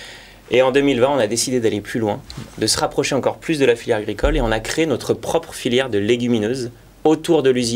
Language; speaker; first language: French; native; French